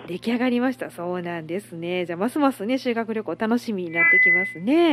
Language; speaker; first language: Japanese; native; Japanese